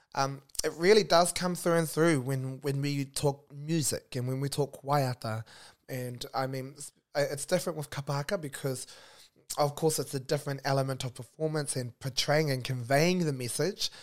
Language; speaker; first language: English; non-native, local second language; Māori